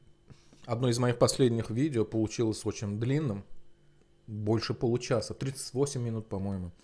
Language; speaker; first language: Russian; non-native, fluent; Azerbaijani